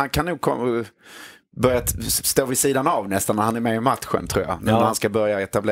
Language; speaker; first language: Swedish; native; Swedish